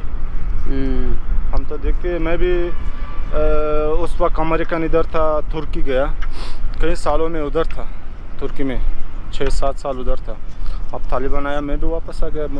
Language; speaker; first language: Hindi; non-native, learner; Pashto